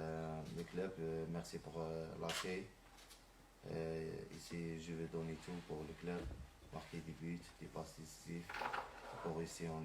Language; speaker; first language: French; non-native, local second language; Arabic